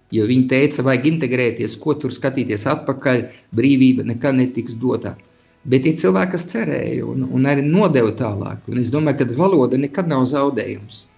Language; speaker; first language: Latvian; early bilingual, heritage; Latvian